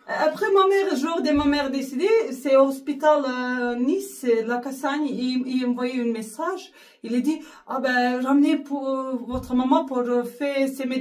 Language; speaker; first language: French; non-native, learner; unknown